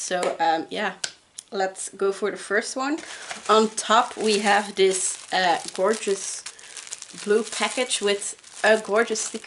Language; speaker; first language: English; non-native, fluent; Dutch